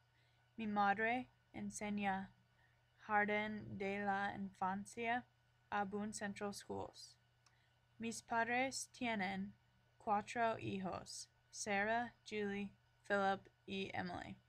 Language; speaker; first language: Spanish; non-native, learner; English